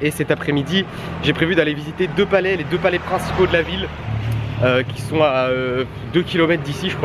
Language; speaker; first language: French; native; French